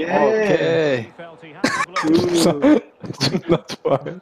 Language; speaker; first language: Korean; native; Korean